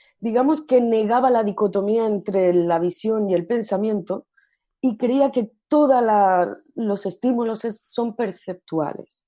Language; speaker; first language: Spanish; native; Spanish